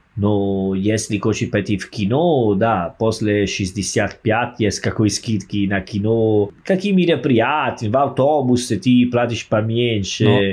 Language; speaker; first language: Russian; non-native, learner; Italian